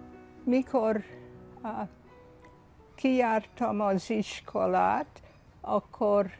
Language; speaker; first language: Hungarian; early bilingual, heritage; Hungarian